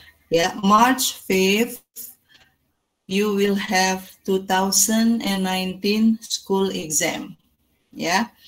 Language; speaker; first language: English; non-native, fluent; Indonesian